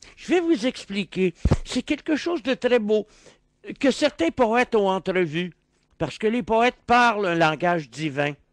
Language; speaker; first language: French; native; French